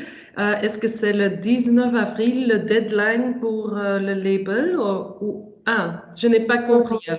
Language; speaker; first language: French; non-native, local second language; Dutch